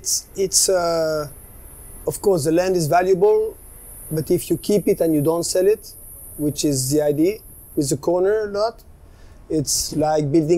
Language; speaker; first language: English; non-native, fluent; French